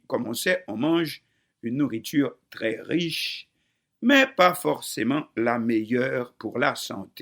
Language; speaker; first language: French; non-native, local second language; Haitian Creole